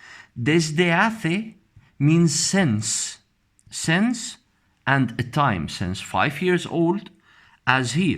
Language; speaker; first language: Spanish; non-native, fluent; Arabic